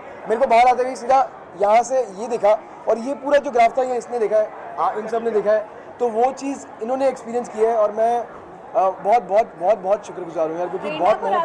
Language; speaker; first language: Hindi; native; Hindi